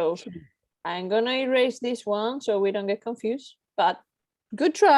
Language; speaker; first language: English; non-native, fluent; Spanish